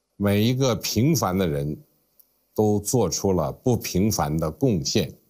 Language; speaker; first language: Chinese; native; Chinese